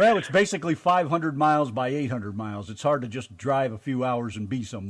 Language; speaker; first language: English; native; English